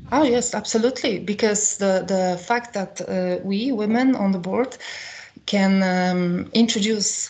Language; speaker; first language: English; non-native, fluent; Polish